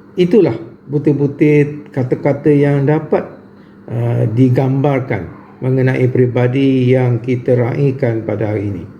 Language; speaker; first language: Malay; native; Malay